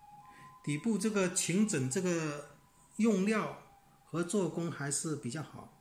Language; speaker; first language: Chinese; native; Chinese